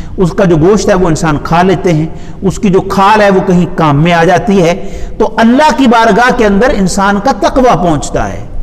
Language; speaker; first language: Urdu; non-native, local second language; Punjabi